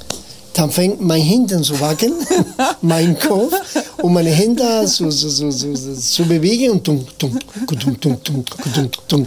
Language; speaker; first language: German; non-native, fluent; Spanish